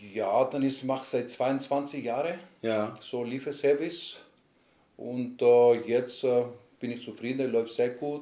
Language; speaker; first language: German; non-native, learner; Greek